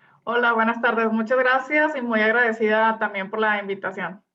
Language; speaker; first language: Spanish; native; Spanish